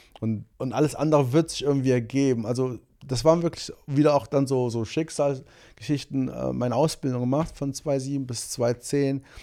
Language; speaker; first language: German; early bilingual, other home language; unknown